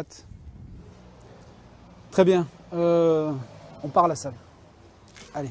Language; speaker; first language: French; native; French